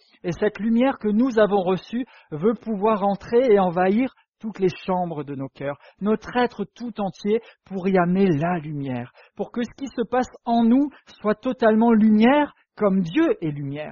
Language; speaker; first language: French; native; French